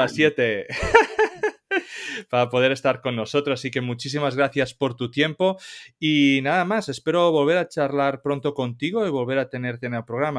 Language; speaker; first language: Spanish; native; Spanish